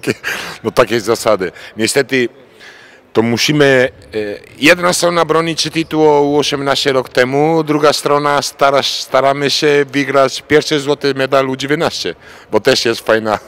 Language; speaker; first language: Polish; non-native, fluent; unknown